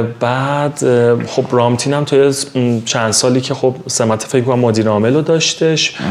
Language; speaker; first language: Persian; native; Persian